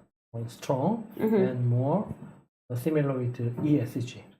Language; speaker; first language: English; non-native, learner; Korean